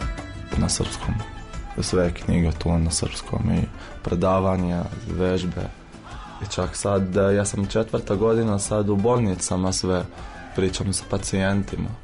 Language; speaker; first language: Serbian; non-native, fluent; Arabic